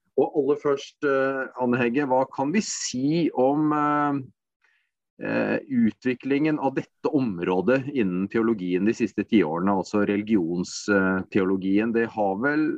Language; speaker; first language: Norwegian; native; Norwegian